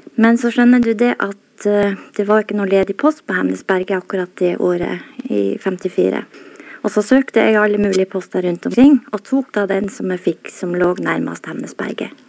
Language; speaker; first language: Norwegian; native; Norwegian